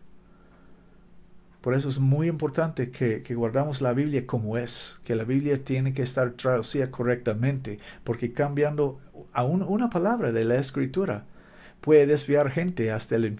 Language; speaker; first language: Spanish; non-native, learner; English